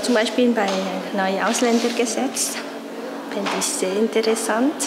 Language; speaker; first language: German; non-native, fluent; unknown